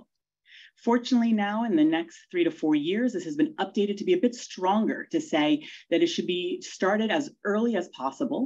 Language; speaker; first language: English; native; English